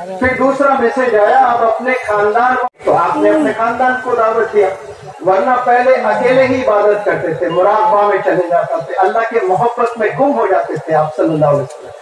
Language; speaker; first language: Urdu; native; Urdu